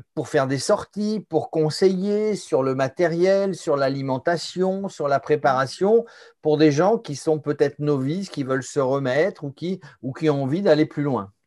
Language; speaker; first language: French; native; French